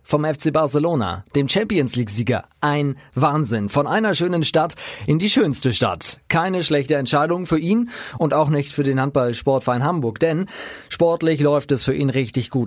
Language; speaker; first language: German; native; German